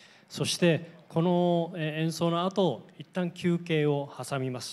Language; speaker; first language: Japanese; native; Japanese